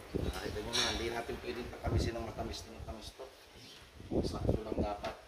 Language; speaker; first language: Filipino; native; Filipino